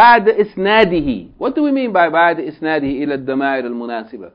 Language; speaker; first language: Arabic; non-native, fluent; English